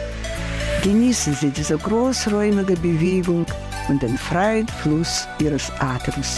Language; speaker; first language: German; non-native, fluent; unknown